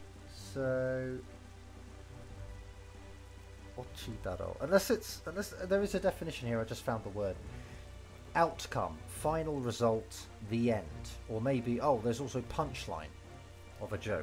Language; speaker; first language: English; native; English